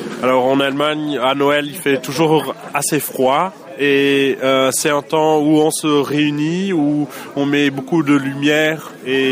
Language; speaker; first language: French; non-native, fluent; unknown